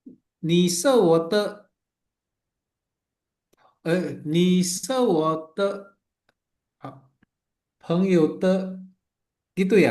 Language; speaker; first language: Chinese; non-native, learner; Indonesian